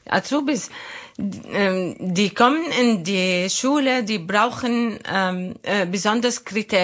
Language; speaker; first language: German; non-native, learner; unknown